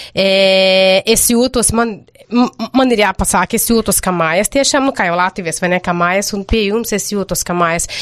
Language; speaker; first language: Latvian; non-native, fluent; Portuguese